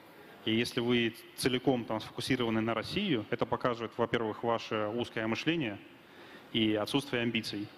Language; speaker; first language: Russian; native; Russian